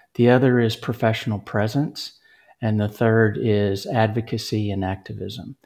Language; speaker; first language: English; native; English